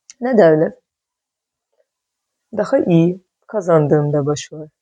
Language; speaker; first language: Turkish; non-native, fluent; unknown